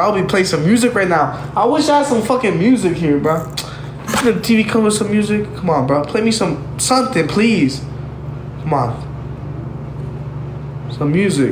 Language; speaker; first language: English; early bilingual, other home language; Spanish